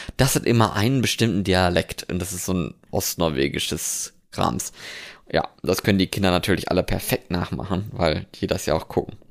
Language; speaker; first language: German; native; German